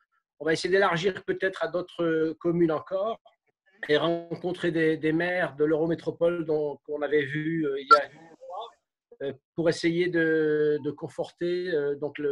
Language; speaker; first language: French; native; French